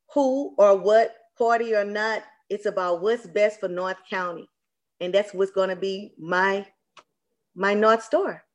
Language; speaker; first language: English; native; English